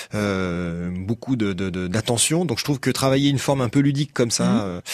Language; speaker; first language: French; native; French